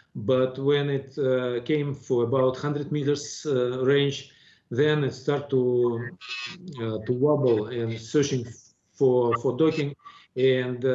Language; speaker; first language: English; non-native, fluent; Russian